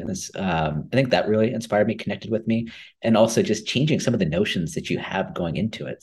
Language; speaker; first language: English; native; English